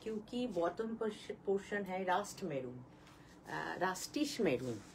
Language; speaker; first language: Hindi; non-native, local second language; Bangla